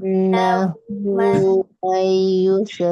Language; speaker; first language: Arabic; non-native, learner; Indonesian